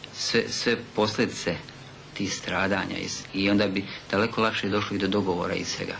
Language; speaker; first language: Bosnian; native; Bosnian